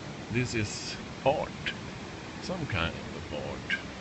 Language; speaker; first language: English; non-native, learner; Swedish